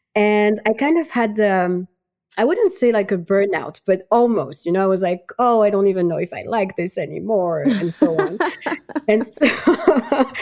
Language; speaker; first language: English; non-native, fluent; Malagasy